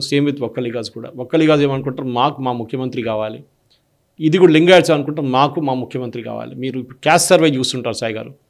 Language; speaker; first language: Telugu; non-native, local second language; Malayalam